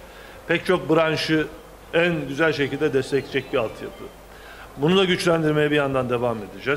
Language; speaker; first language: Turkish; native; Turkish